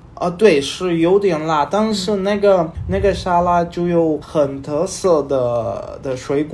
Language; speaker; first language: Chinese; non-native, learner; Spanish